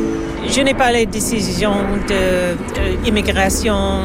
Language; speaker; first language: French; non-native, learner; English